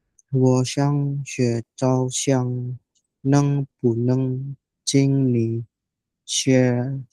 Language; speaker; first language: Chinese; non-native, learner; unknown